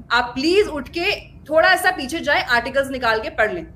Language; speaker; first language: Hindi; native; Hindi